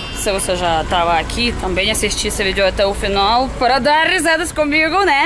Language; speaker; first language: Portuguese; non-native, fluent; Russian